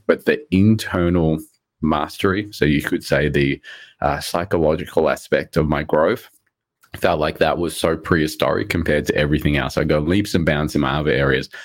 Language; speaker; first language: English; early bilingual, other home language; Morisyen